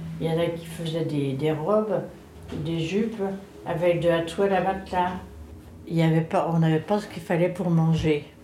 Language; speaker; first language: French; native; French